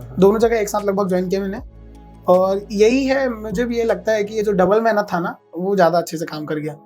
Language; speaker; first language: Hindi; native; Hindi